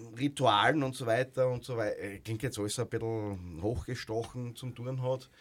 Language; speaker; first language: German; native; German